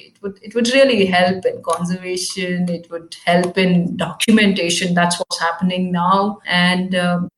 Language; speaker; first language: English; non-native, local second language; Kannada